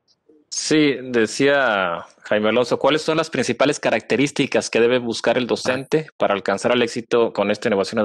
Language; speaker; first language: Spanish; native; Spanish